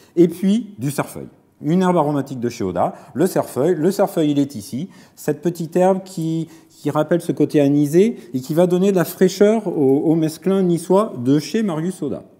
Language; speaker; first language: French; native; French